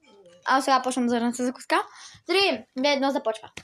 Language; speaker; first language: Bulgarian; early bilingual, other home language; Russian